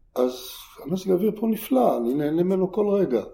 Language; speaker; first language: Hebrew; native; Hebrew